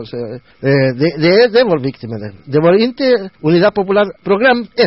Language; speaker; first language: Swedish; non-native, learner; Spanish